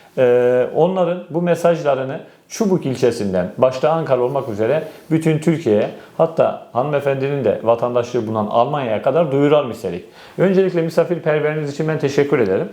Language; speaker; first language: Turkish; native; Turkish